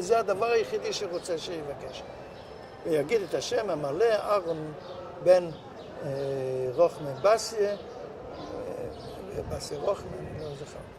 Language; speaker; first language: Hebrew; non-native, local second language; Yiddish